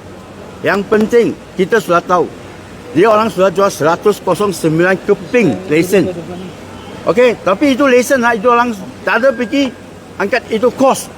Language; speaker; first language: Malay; non-native, local second language; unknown